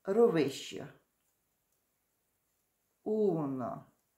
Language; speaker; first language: Italian; non-native, learner; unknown